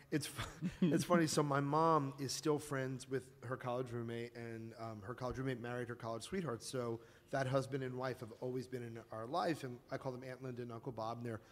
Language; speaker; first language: English; native; English